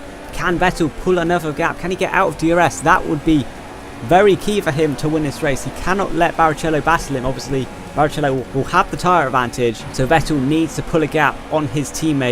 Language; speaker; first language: English; native; English